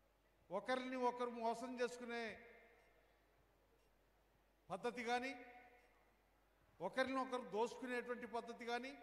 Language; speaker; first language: Telugu; native; Telugu